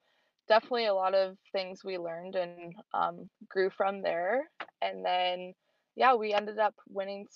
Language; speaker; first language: English; native; English